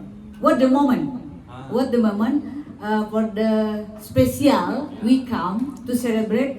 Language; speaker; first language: English; non-native, learner; Indonesian